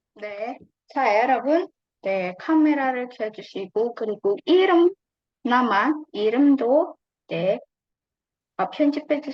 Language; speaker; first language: Korean; non-native, fluent; Indonesian